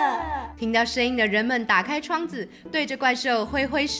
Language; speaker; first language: Chinese; native; Chinese